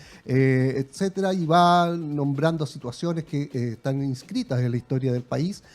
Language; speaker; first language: Spanish; native; Spanish